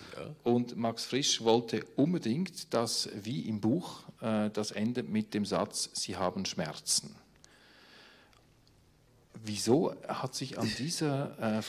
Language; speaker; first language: German; native; German